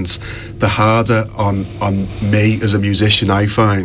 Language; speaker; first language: English; native; English